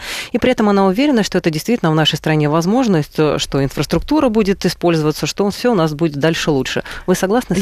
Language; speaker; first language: Russian; native; Russian